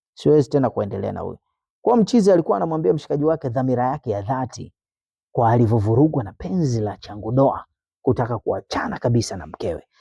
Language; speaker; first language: Swahili; native; Swahili